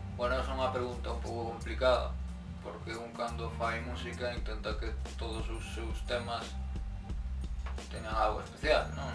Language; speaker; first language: Galician; non-native, local second language; Spanish